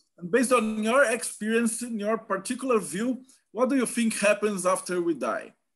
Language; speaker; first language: English; non-native, fluent; Portuguese